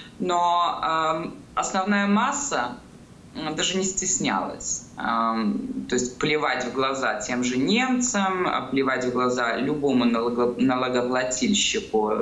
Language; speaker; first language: Russian; native; Russian